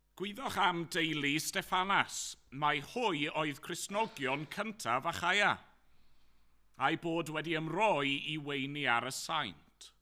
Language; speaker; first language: Welsh; native; Welsh